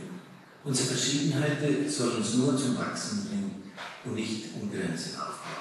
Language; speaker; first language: German; early bilingual, heritage; German